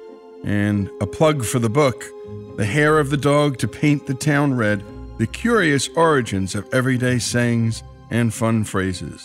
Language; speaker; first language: English; native; English